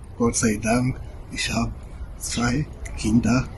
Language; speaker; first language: German; non-native, learner; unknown